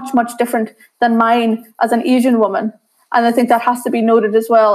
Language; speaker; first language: English; native; English